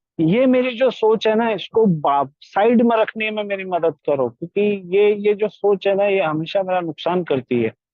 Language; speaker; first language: Hindi; non-native, local second language; Marathi